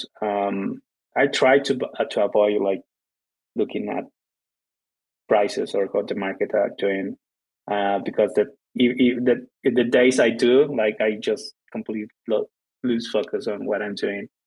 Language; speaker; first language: English; non-native, fluent; Spanish